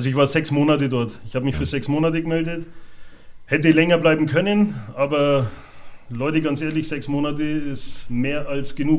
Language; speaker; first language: German; native; German